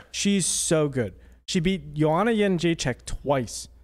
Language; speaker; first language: English; native; English